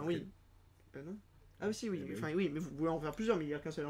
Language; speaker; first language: French; native; French